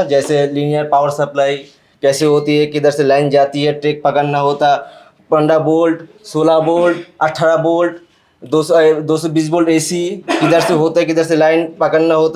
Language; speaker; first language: Hindi; non-native, fluent; Bangla